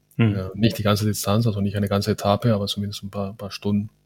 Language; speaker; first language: German; non-native, fluent; Spanish